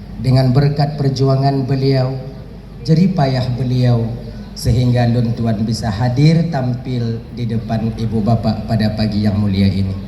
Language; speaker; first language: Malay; non-native, local second language; Achinese